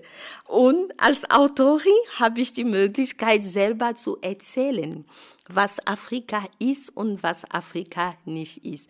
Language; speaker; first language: German; non-native, fluent; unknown